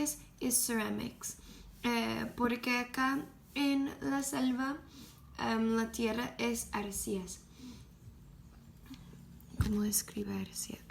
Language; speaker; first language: Spanish; non-native, learner; English